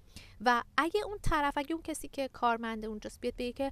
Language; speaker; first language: Persian; native; Persian